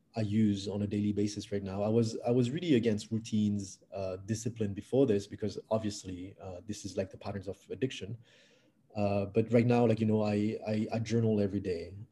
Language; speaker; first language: English; non-native, fluent; French